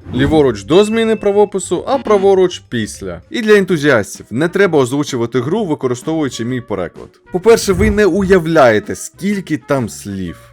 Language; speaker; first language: Ukrainian; non-native, local second language; Russian